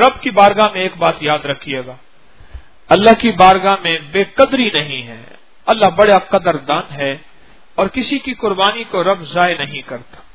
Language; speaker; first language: Urdu; native; Urdu